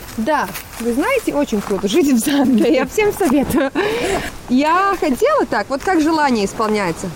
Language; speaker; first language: Russian; non-native, local second language; Latvian